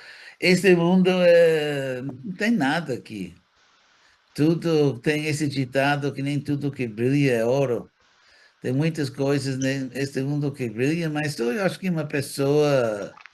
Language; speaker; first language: Portuguese; non-native, fluent; English